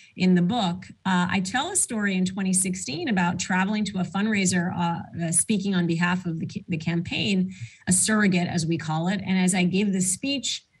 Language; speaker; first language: English; early bilingual, other home language; Arabic